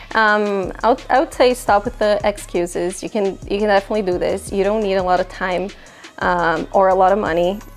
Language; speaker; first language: English; non-native, fluent; Portuguese